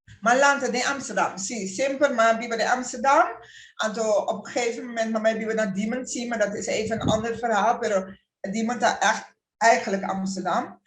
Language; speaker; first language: Dutch; non-native, local second language; Papiamento